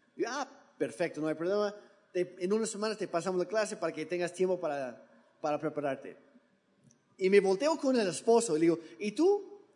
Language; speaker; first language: Spanish; non-native, fluent; English